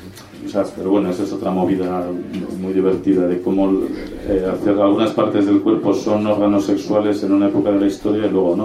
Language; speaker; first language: Spanish; native; Spanish